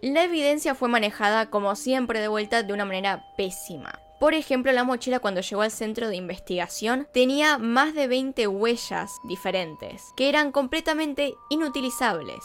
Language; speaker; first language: Spanish; native; Spanish